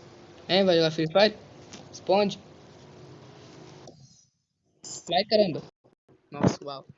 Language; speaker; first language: Portuguese; native; Portuguese